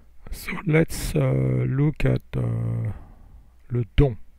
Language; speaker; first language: English; non-native, fluent; French